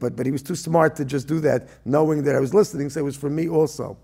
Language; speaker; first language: English; early bilingual, other home language; Yiddish